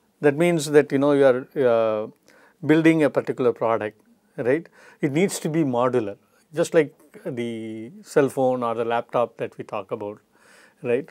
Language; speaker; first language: English; non-native, local second language; Tamil